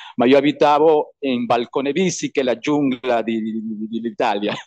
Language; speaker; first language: Italian; non-native, learner; Spanish